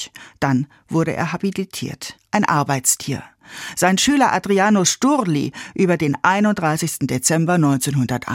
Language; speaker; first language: German; native; German